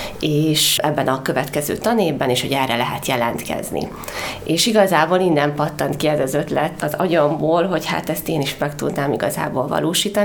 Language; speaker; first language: Hungarian; native; Hungarian